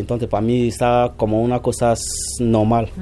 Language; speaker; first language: Spanish; non-native, fluent; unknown